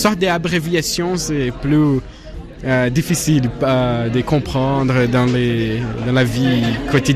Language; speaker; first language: French; non-native, learner; Portuguese